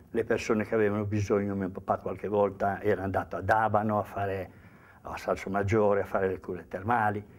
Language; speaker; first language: Italian; native; Italian